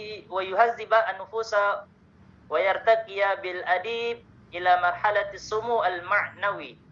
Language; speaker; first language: Arabic; non-native, learner; Indonesian